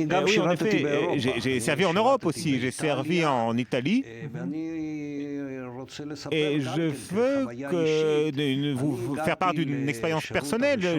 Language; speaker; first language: French; non-native, fluent; Hebrew